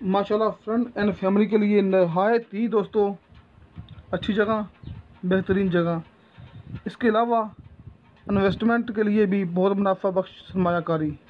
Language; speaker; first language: Urdu; non-native, local second language; Punjabi